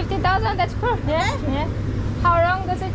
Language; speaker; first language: English; non-native, fluent; Korean